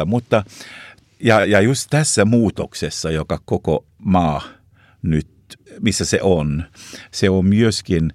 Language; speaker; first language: Finnish; non-native, local second language; Swedish